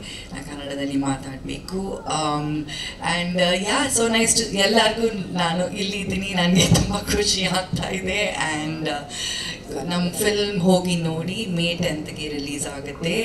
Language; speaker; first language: Kannada; non-native, learner; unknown